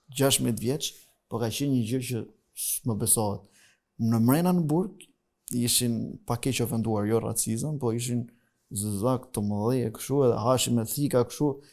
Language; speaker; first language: Albanian; native; Albanian